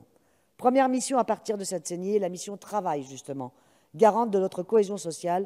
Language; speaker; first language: French; native; French